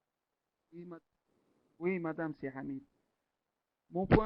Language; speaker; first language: French; non-native, learner; Arabic